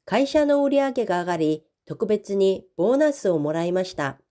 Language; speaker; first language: Japanese; non-native, fluent; Korean